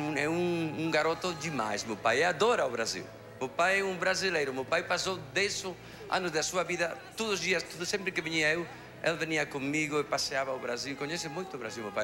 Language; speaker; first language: Portuguese; non-native, fluent; Spanish